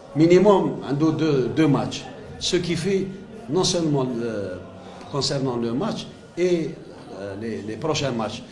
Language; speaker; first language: French; non-native, local second language; Arabic